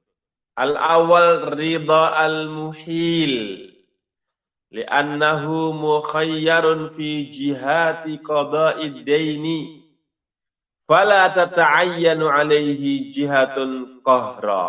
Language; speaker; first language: Arabic; non-native, fluent; Indonesian